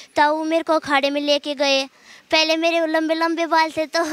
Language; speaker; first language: Hindi; native; Hindi